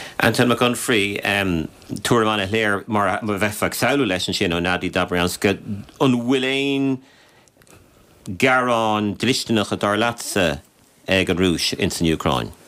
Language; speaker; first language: Irish; native; Irish